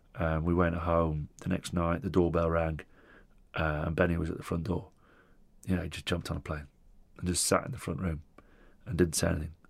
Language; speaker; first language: English; non-native, local second language; Italian